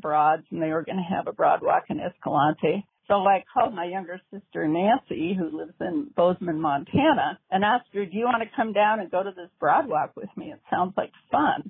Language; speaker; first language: English; native; English